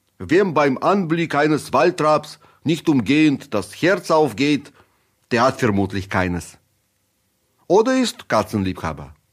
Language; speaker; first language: German; non-native, fluent; Russian